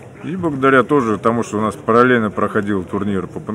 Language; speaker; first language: Russian; native; Russian